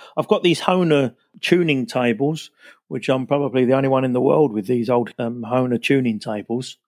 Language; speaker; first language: English; native; English